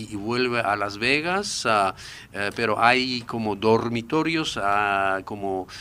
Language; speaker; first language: Spanish; non-native, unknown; Japanese